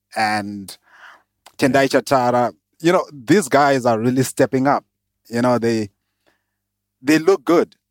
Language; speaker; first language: English; non-native, local second language; Shona